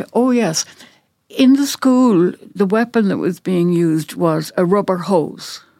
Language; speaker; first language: English; native; English